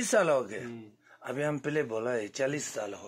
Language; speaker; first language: Hindi; non-native, learner; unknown